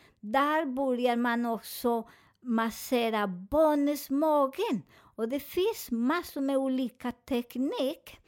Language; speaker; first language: Swedish; non-native, fluent; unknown